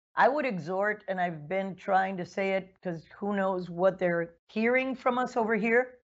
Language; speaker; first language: English; early bilingual, other home language; Spanish